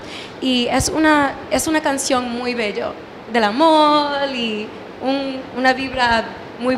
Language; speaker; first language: Spanish; early bilingual, heritage; English